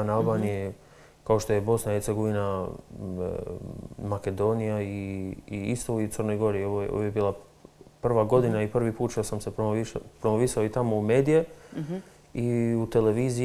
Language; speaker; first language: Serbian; non-native, local second language; Albanian